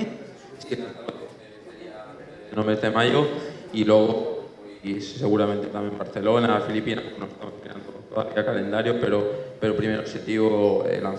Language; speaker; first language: Galician; non-native, local second language; Spanish